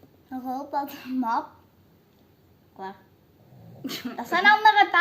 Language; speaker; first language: Dutch; early bilingual, other home language; Filipino